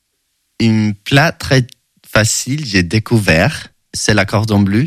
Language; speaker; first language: French; non-native, learner; Swedish